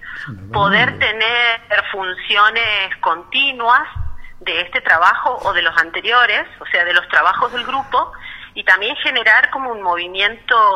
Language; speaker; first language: Spanish; native; Spanish